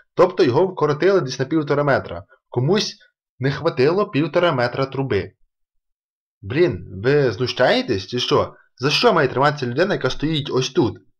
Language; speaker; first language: Ukrainian; native; Ukrainian